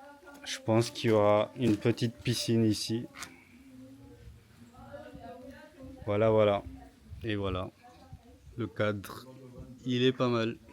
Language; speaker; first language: French; native; French